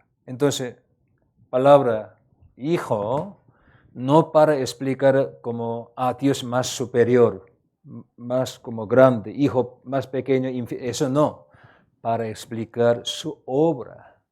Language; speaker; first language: Spanish; non-native, learner; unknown